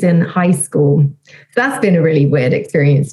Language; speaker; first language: English; native; English